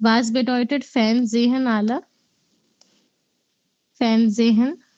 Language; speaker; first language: German; non-native, fluent; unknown